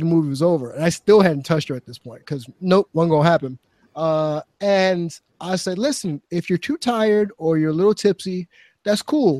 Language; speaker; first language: English; native; English